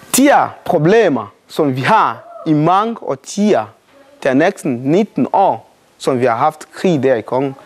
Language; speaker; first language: Danish; non-native, fluent; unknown